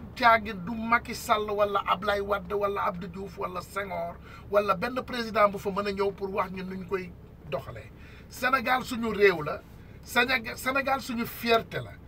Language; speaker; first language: French; non-native, local second language; Wolof